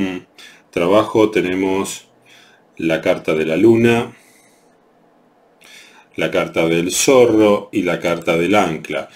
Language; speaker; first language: Spanish; native; Spanish